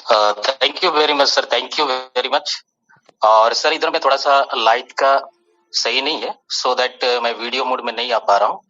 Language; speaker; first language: Hindi; native; Hindi